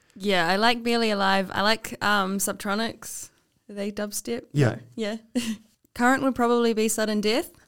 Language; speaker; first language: English; native; English